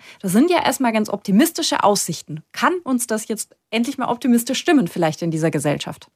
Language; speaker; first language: German; native; German